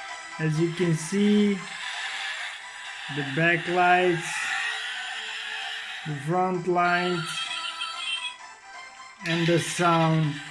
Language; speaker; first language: English; non-native, fluent; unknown